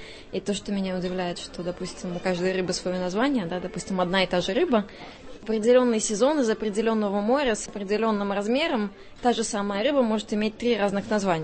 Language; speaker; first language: Russian; native; Russian